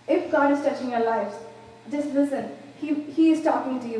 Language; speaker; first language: English; non-native, local second language; Malayalam